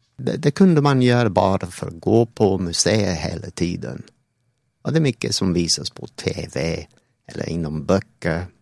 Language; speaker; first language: Swedish; non-native, fluent; English